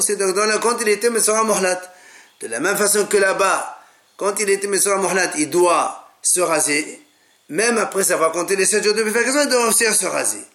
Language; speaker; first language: French; native; French